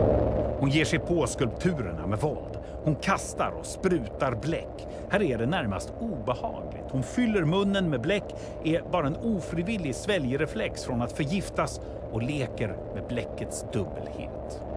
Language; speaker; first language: Swedish; native; Swedish